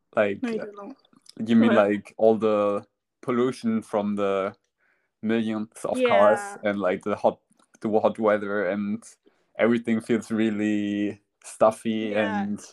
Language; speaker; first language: English; non-native, fluent; German